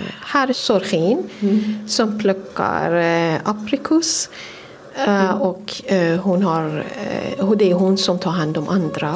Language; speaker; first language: Swedish; non-native, fluent; Kurdish